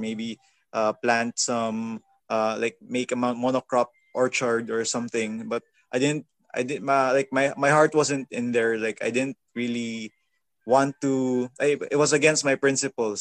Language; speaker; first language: English; non-native, local second language; Filipino